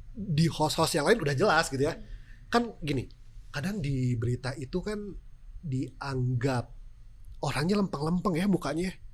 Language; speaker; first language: Indonesian; non-native, local second language; Sundanese